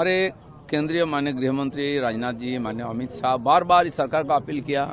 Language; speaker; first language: Hindi; non-native, local second language; Bangla